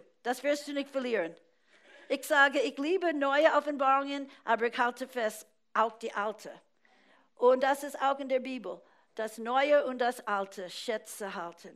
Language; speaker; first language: German; non-native, fluent; English